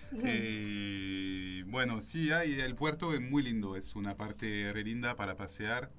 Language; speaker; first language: Spanish; non-native, fluent; French